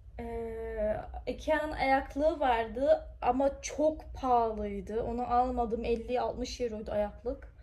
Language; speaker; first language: Turkish; early bilingual, heritage; Turkish